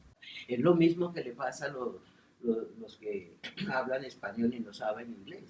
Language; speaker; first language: Spanish; non-native, local second language; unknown